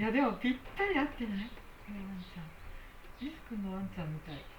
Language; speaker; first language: Japanese; native; Japanese